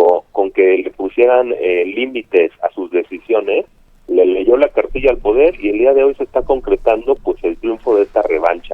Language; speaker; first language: Spanish; native; Spanish